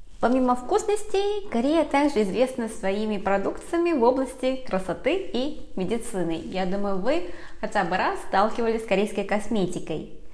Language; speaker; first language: Russian; early bilingual, other home language; Korean